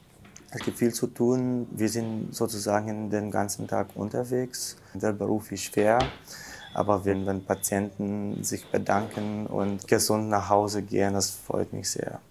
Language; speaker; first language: German; non-native, fluent; Albanian